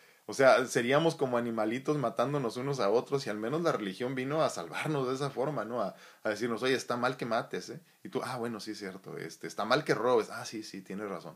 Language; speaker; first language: Spanish; native; Spanish